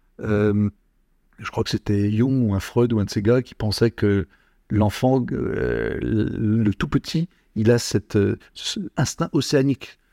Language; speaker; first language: French; native; French